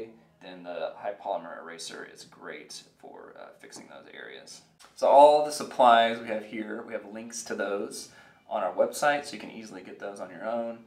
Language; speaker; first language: English; native; English